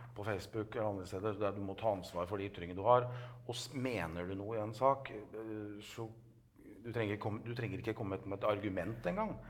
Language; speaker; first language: Norwegian; native; Norwegian